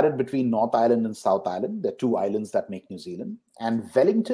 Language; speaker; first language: English; non-native, local second language; Hindi